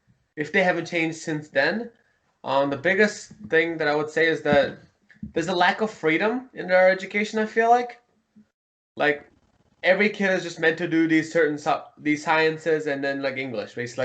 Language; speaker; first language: English; early bilingual, heritage; Mongolian